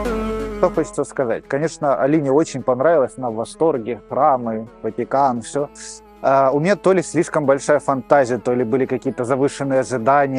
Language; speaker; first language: Russian; native; Russian